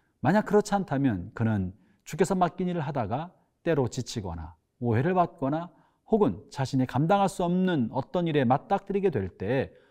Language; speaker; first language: Korean; native; Korean